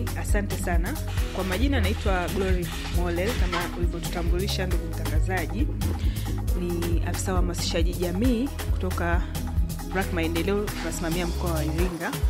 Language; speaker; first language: Swahili; native; Swahili